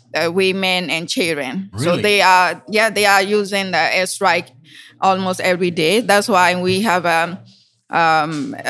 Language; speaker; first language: English; non-native, learner; Burmese